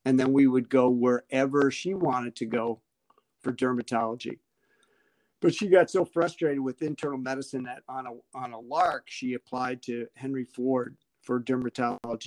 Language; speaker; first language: English; native; English